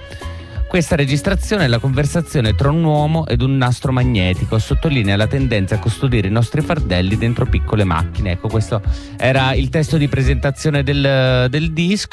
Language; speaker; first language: Italian; native; Italian